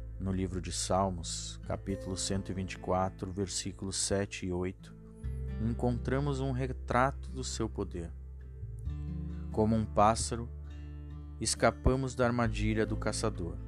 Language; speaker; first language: Portuguese; native; Portuguese